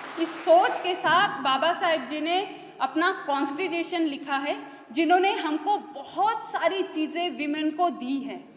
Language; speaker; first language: Hindi; non-native, local second language; Marathi